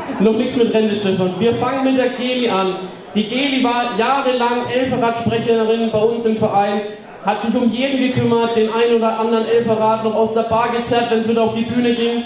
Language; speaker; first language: German; native; German